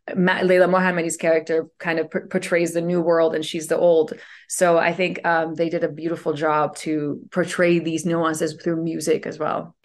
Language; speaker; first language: English; early bilingual, other home language; Persian